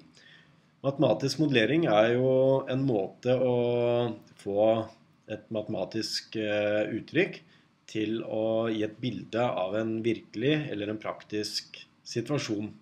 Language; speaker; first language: Norwegian; native; Norwegian